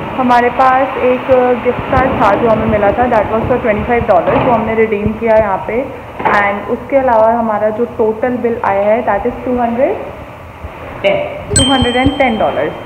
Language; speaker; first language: Hindi; non-native, local second language; Punjabi